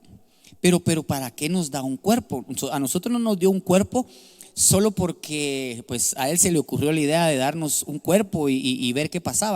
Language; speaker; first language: Spanish; native; Spanish